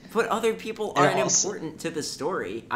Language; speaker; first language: English; native; English